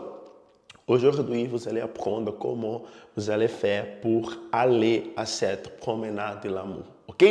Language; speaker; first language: French; non-native, fluent; Portuguese